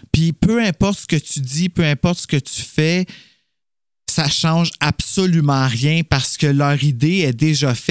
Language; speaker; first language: French; native; French